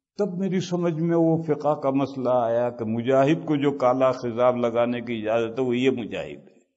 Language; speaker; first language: Urdu; non-native, local second language; Gujarati